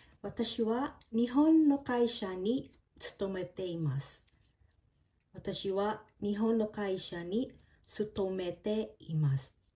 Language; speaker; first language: Japanese; non-native, fluent; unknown